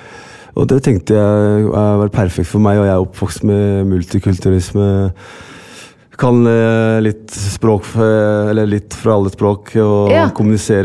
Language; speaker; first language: Norwegian; non-native, fluent; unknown